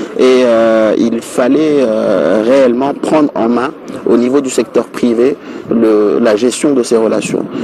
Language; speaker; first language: French; non-native, local second language; Wolof